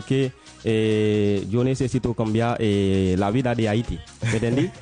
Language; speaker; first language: Spanish; non-native, learner; Haitian Creole